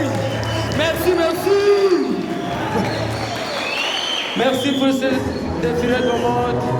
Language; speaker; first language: French; non-native, learner; Kinyarwanda